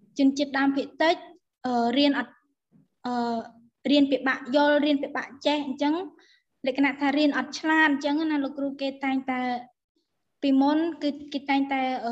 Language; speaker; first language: Khmer; non-native, local second language; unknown